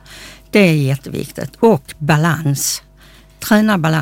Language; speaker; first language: Swedish; native; Swedish